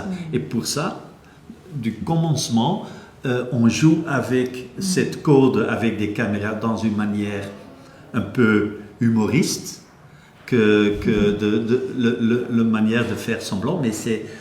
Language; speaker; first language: French; non-native, local second language; Dutch